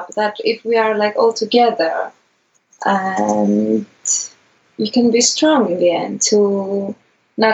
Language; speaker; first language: English; non-native, learner; Greek